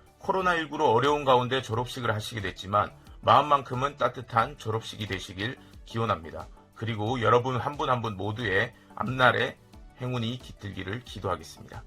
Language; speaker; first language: Korean; native; Korean